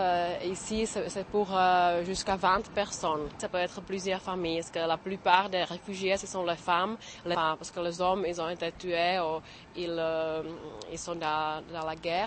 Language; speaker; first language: French; non-native, fluent; Czech